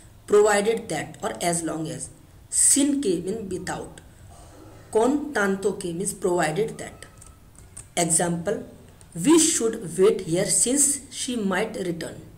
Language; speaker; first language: English; non-native, local second language; Hindi